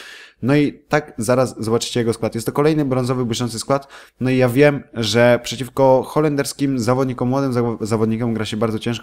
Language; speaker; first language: Polish; native; Polish